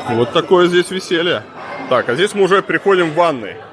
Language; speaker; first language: Russian; native; Russian